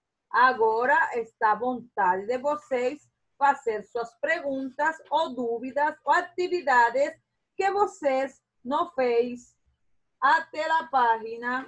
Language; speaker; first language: Spanish; non-native, fluent; Portuguese